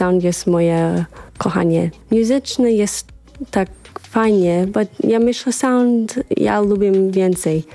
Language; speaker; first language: Polish; early bilingual, heritage; English